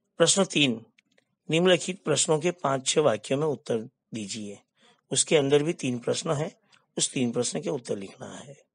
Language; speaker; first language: Hindi; non-native, local second language; Gujarati